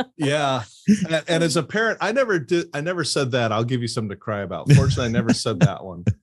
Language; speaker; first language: English; native; English